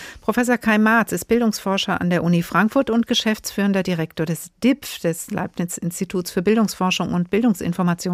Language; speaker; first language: German; native; German